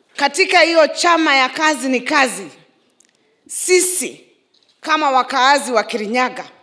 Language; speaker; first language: Swahili; non-native, local second language; Kikuyu